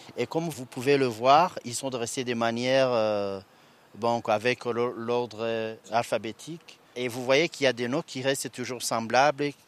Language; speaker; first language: French; non-native, local second language; Kinyarwanda